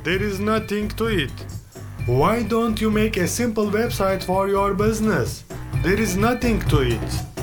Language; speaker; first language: English; non-native, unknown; Turkish